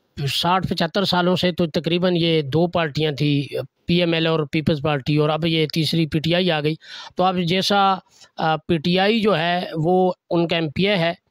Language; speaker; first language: Urdu; non-native, local second language; Northern Hindko